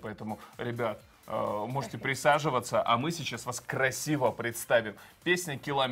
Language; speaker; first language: Russian; native; Russian